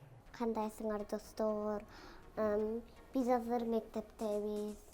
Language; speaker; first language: Kyrgyz; early bilingual, heritage; Kyrgyz